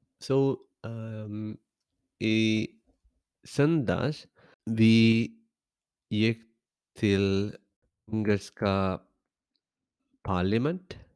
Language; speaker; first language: Swedish; non-native, learner; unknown